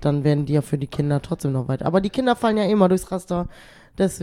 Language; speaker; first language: German; native; German